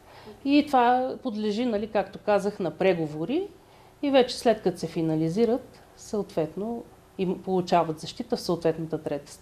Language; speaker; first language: Bulgarian; native; Bulgarian